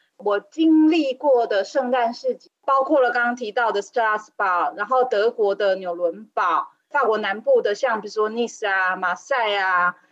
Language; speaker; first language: Chinese; native; Chinese